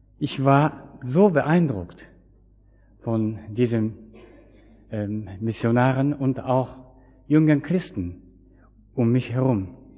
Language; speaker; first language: German; non-native, fluent; Japanese